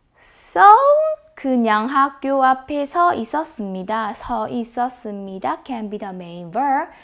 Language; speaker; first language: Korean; non-native, fluent; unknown